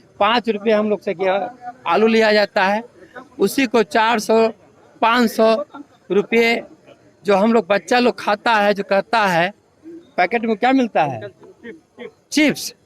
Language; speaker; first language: Hindi; native; Hindi